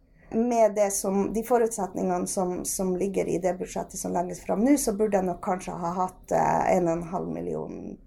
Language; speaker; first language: Norwegian; native; Norwegian